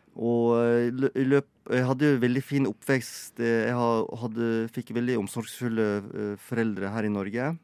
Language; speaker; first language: Norwegian; native; Norwegian